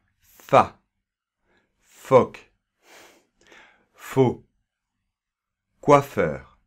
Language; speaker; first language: French; native; French